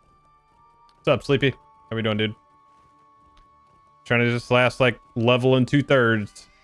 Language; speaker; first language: English; native; English